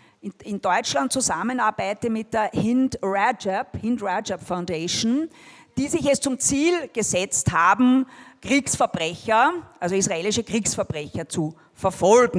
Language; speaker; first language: German; native; German